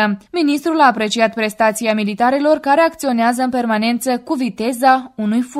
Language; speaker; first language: Romanian; native; Romanian